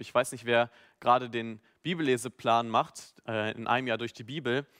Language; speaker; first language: German; native; German